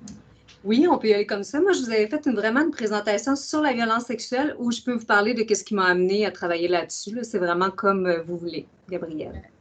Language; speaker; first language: French; native; French